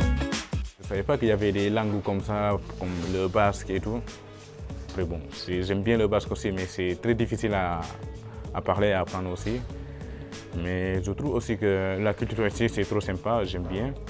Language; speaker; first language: French; non-native, local second language; Wolof